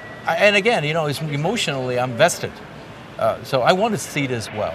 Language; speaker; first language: English; non-native, local second language; Cantonese